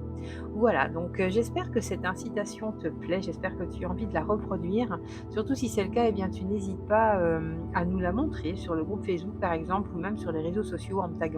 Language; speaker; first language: French; native; French